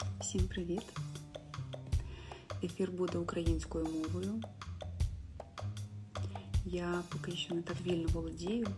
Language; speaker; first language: Ukrainian; non-native, local second language; Russian